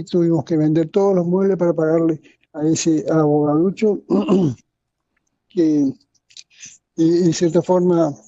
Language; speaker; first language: Spanish; native; Spanish